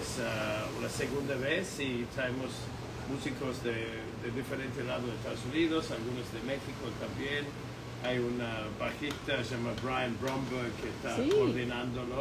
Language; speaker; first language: Spanish; non-native, fluent; English